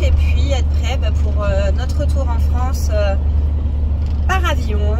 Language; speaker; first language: French; native; French